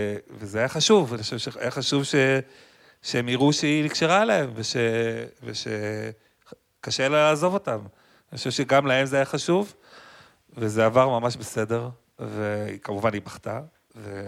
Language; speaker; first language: Hebrew; native; Hebrew